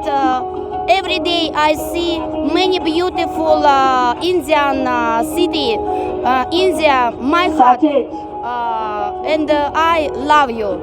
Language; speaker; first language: English; non-native, learner; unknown